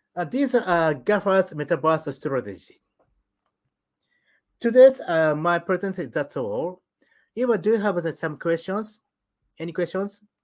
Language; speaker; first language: English; non-native, learner; Japanese